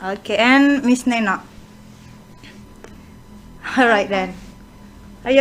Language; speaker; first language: English; non-native, fluent; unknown